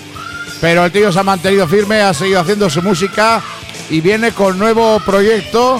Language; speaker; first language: Spanish; native; Spanish